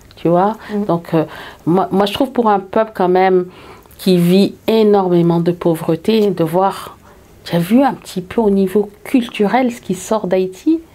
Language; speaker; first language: French; early bilingual, heritage; French